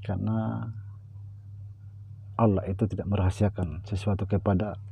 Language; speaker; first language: Indonesian; native; Indonesian